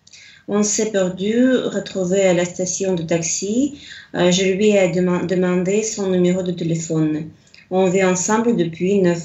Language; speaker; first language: French; non-native, learner; Russian